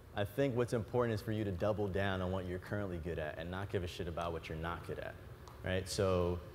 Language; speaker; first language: English; native; English